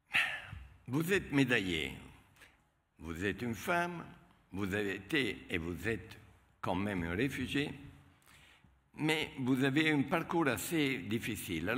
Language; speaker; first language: French; non-native, fluent; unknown